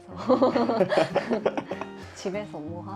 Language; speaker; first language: Korean; non-native, learner; Japanese